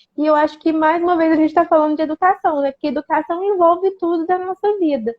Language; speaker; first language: Portuguese; native; Portuguese